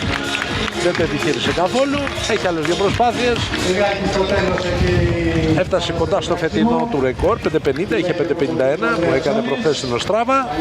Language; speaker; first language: Greek; native; Greek